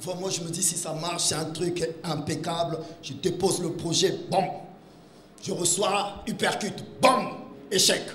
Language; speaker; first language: French; non-native, local second language; Lingala